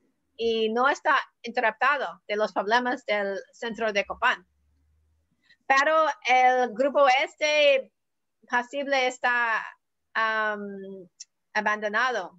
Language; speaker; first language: Spanish; non-native, learner; English